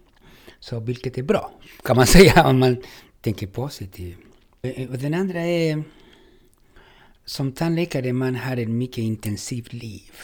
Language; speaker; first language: Swedish; non-native, fluent; Spanish